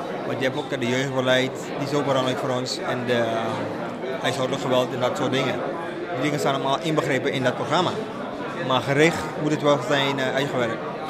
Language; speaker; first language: Dutch; non-native, local second language; English